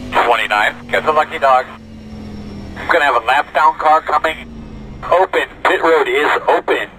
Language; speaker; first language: English; native; English